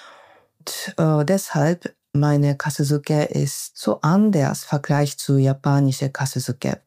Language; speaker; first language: German; non-native, learner; Japanese